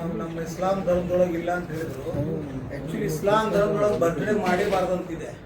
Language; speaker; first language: Kannada; non-native, local second language; Urdu